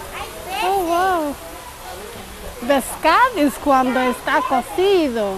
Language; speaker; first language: Spanish; non-native, learner; Somali